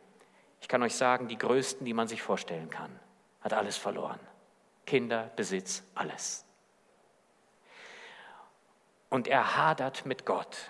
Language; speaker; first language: German; native; German